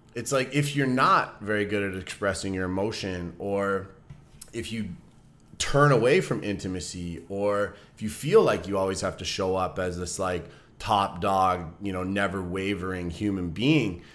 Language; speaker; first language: English; native; English